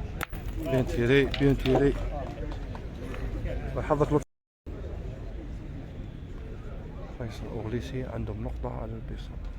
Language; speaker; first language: Arabic; native; Arabic